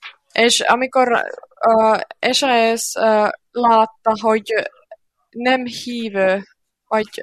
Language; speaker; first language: Hungarian; non-native, learner; Finnish